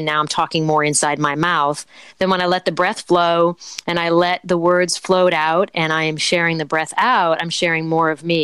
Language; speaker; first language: English; native; English